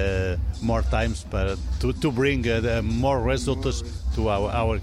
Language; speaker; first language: English; non-native, learner; Portuguese